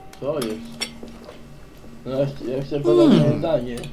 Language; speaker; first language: Polish; native; Polish